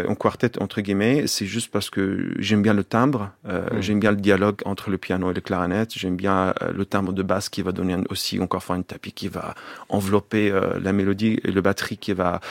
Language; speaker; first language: French; non-native, fluent; Arabic